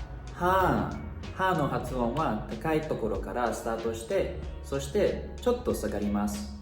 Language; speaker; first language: Japanese; non-native, fluent; Thai